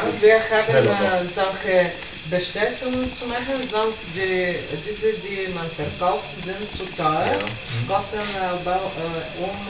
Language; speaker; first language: German; non-native, fluent; Bulgarian